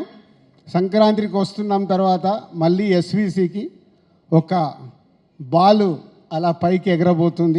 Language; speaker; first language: Telugu; native; Telugu